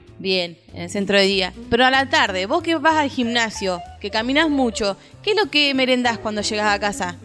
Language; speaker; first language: Spanish; native; Spanish